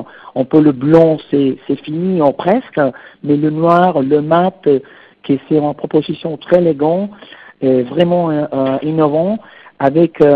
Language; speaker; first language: French; non-native, fluent; Italian